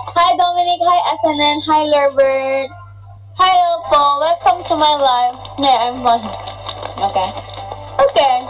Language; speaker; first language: English; non-native, local second language; Filipino